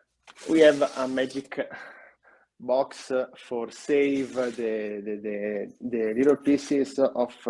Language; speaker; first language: English; non-native, learner; Italian